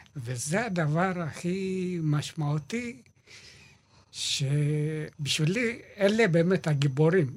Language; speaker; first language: Hebrew; non-native, fluent; Amharic